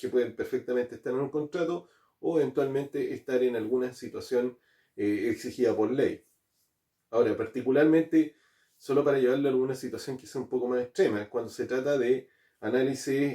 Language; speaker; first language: Spanish; native; Spanish